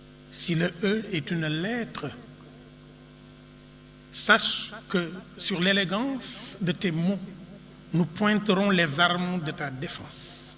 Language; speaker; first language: French; non-native, local second language; Wolof